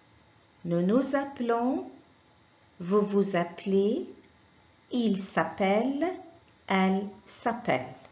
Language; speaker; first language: French; non-native, fluent; Arabic